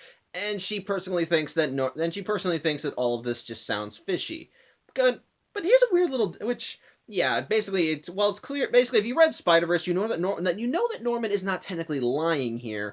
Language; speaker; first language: English; native; English